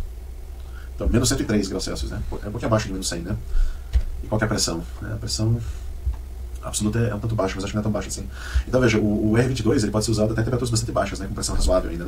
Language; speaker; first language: Portuguese; native; Portuguese